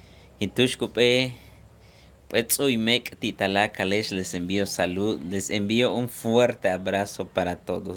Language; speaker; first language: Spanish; non-native, local second language; Yucateco